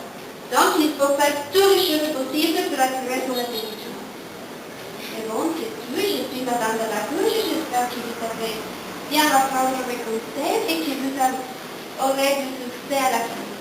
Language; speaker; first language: French; non-native, learner; Spanish